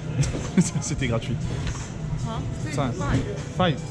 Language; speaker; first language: French; native; French